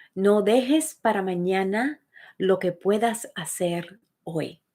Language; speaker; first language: Spanish; early bilingual, heritage; Spanish